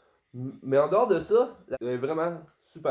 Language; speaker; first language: French; native; French